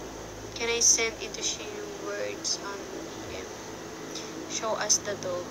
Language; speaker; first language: English; non-native, local second language; Filipino